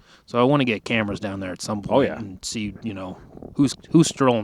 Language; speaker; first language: English; native; English